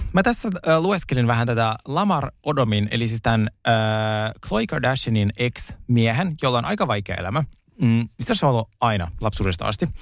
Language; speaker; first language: Finnish; non-native, fluent; Russian